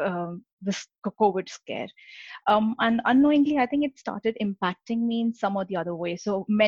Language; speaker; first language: English; non-native, local second language; Hindi